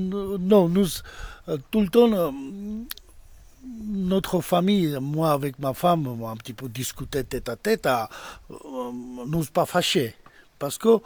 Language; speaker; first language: French; non-native, learner; Georgian